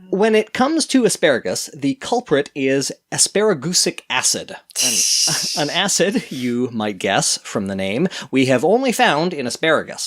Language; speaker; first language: English; native; English